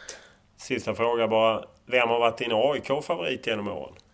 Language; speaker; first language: Swedish; native; Swedish